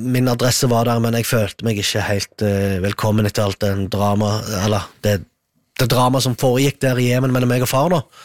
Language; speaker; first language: Norwegian; early bilingual, other home language; Arabic